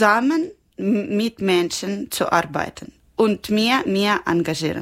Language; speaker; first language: German; non-native, learner; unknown